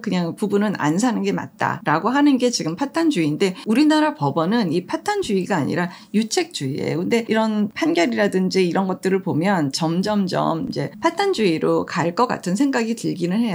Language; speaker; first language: Korean; native; Korean